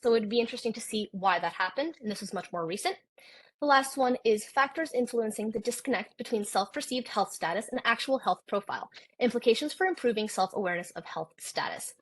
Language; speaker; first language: English; native; English